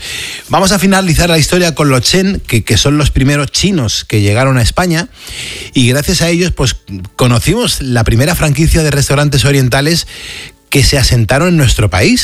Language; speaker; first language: Spanish; native; Spanish